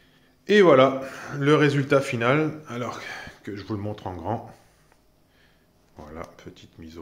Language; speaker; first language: French; native; French